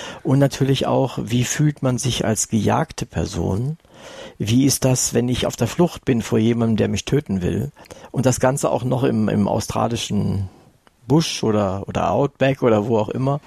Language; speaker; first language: German; native; German